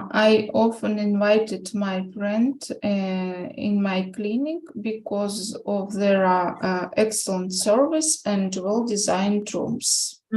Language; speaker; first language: English; non-native, learner; Russian